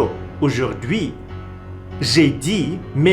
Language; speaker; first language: French; non-native, learner; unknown